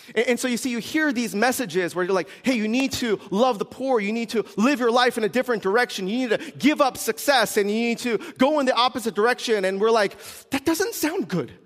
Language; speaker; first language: English; early bilingual, other home language; Korean